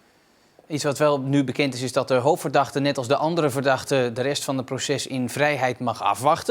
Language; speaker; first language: Dutch; native; Dutch